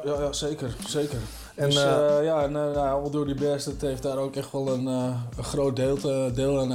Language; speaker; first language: Dutch; native; Dutch